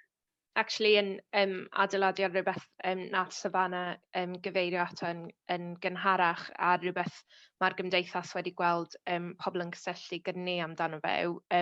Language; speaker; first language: Welsh; native; Welsh